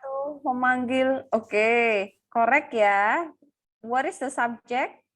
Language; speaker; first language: English; non-native, local second language; Indonesian